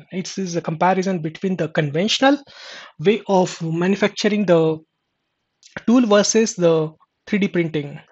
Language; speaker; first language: English; non-native, local second language; Marathi